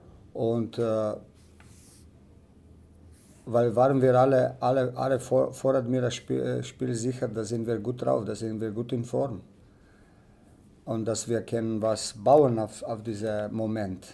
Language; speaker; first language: German; non-native, learner; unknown